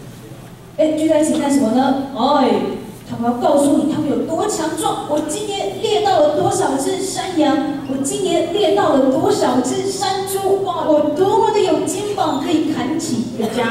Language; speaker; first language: Chinese; native; Chinese